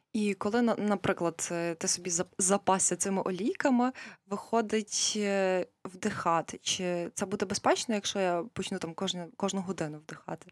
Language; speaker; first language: Ukrainian; native; Ukrainian